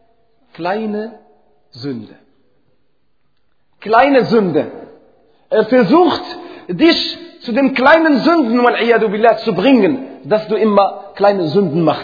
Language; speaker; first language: German; non-native, fluent; Arabic